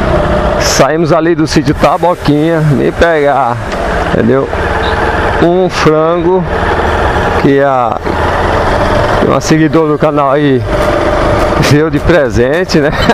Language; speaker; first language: Portuguese; native; Portuguese